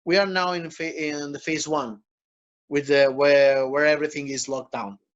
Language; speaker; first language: English; non-native, fluent; Italian